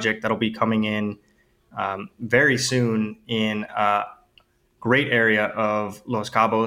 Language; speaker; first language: English; native; English